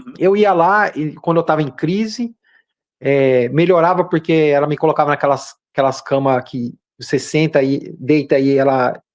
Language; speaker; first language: Portuguese; native; Portuguese